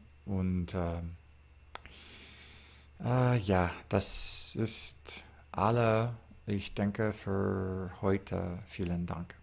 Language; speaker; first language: German; non-native, learner; English